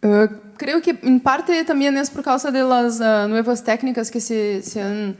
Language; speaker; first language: Spanish; non-native, fluent; Portuguese